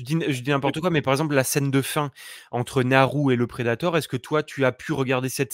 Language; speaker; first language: French; native; French